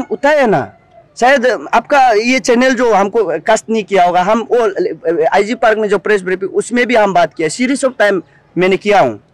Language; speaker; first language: Hindi; non-native, local second language; Nyishi